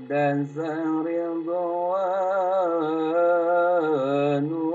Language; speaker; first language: Arabic; non-native, fluent; Indonesian